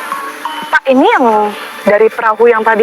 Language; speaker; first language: Indonesian; native; Indonesian